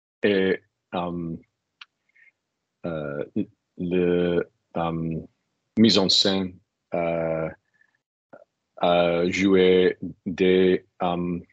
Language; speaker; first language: French; non-native, learner; English